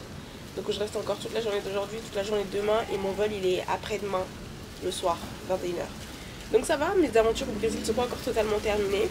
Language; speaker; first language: French; native; French